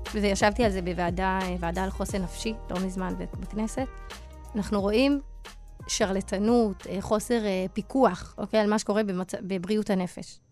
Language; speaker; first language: Hebrew; native; Hebrew